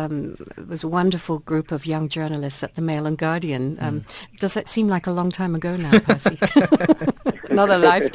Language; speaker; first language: English; native; English